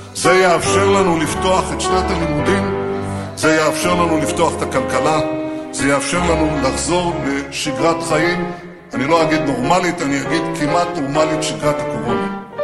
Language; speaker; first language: Hebrew; native; Hebrew